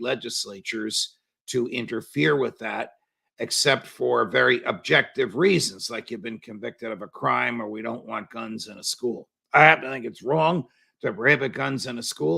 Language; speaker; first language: English; native; English